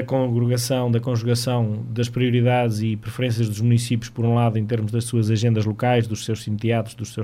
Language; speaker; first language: Portuguese; native; Portuguese